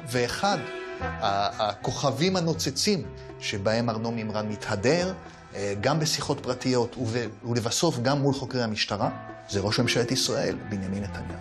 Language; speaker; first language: Hebrew; native; Hebrew